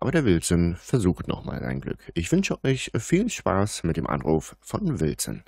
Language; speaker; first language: German; native; German